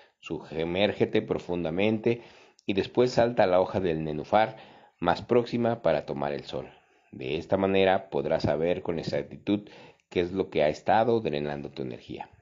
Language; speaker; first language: Spanish; native; Spanish